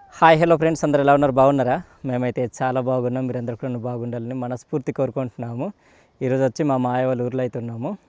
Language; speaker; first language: Telugu; non-native, local second language; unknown